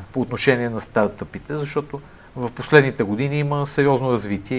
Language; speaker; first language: Bulgarian; native; Bulgarian